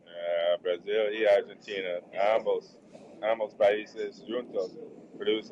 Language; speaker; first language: Portuguese; non-native, fluent; English